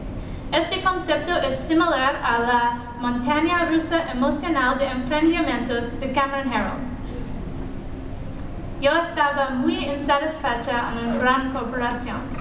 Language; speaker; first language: Spanish; non-native, learner; English